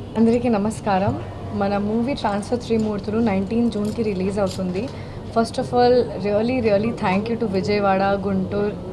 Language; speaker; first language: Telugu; non-native, local second language; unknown